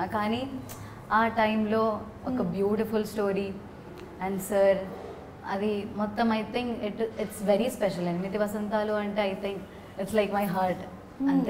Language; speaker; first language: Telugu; non-native, learner; Malayalam